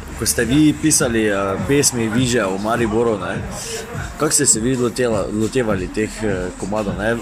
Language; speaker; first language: Slovenian; native; Slovenian